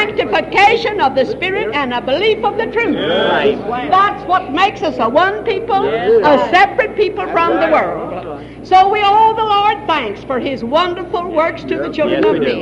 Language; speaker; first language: English; native; English